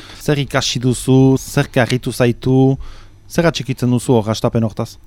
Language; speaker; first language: Basque; native; Basque